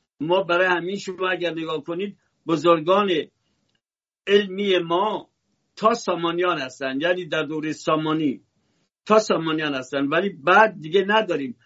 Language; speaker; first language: Persian; native; Persian